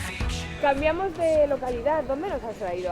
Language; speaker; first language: Spanish; native; Spanish